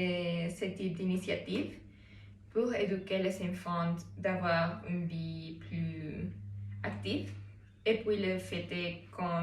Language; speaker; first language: French; non-native, learner; Spanish